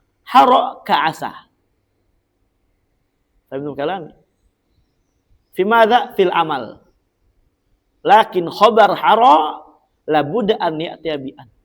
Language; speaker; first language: Arabic; non-native, fluent; Indonesian